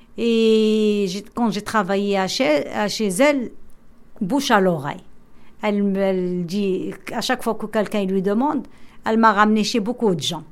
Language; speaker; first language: French; non-native, local second language; Arabic